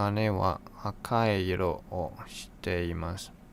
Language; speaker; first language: Japanese; non-native, learner; English